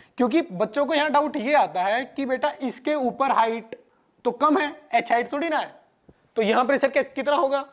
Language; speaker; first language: Hindi; non-native, local second language; Gujarati